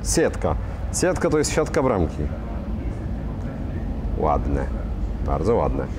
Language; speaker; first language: Polish; native; Polish